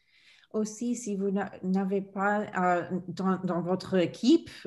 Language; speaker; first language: French; non-native, fluent; English